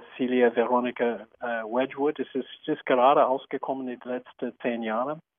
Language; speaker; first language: German; non-native, fluent; English